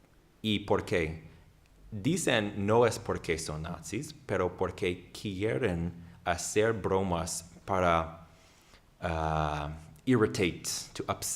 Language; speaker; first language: Spanish; non-native, fluent; English